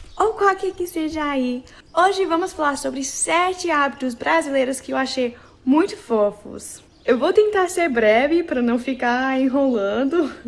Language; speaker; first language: Portuguese; non-native, fluent; English